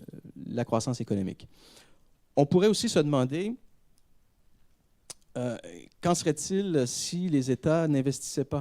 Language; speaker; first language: French; native; French